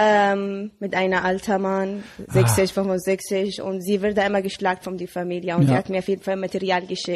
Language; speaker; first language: German; non-native, learner; Arabic